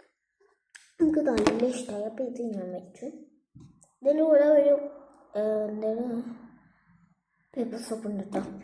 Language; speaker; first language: Malayalam; native; Malayalam